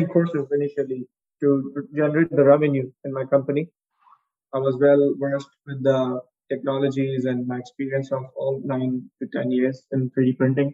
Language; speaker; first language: English; non-native, local second language; Urdu